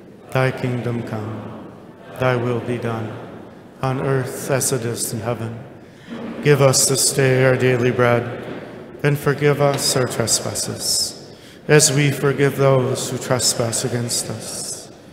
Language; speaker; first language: English; native; English